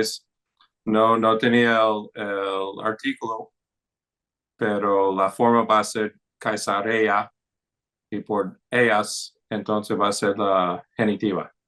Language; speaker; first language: Spanish; non-native, fluent; English